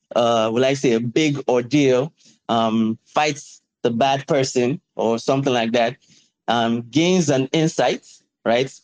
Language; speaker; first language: English; non-native, local second language; Yoruba